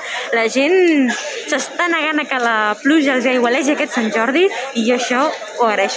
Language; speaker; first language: Catalan; native; Catalan